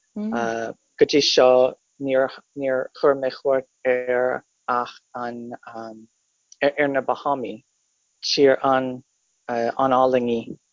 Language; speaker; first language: Irish; non-native, learner; English